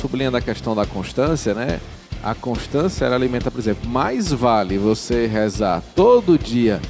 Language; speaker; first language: Portuguese; native; Portuguese